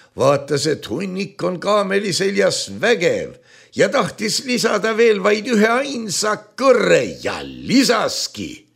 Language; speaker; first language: Estonian; native; Estonian